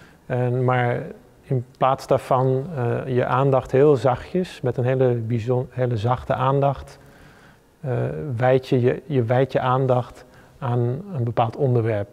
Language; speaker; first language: Dutch; native; Dutch